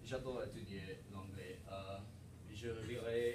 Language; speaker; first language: French; non-native, learner; English